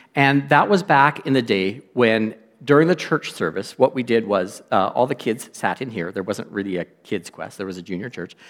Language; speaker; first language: English; native; English